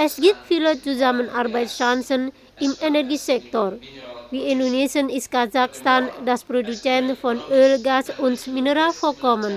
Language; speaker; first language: German; non-native, fluent; Indonesian